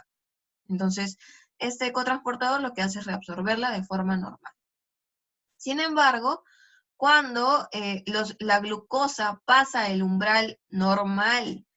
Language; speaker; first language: Spanish; native; Spanish